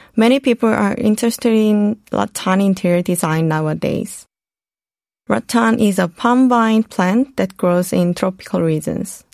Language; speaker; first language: English; non-native, fluent; Korean